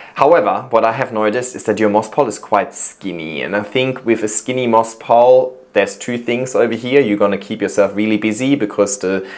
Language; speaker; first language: English; non-native, fluent; German